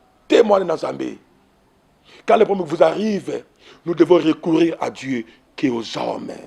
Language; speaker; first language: French; non-native, local second language; Lingala